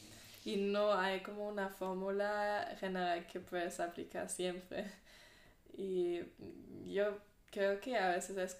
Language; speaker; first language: Spanish; non-native, fluent; German